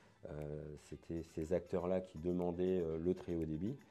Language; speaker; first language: French; native; French